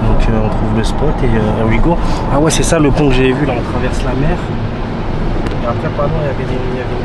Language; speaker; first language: French; native; French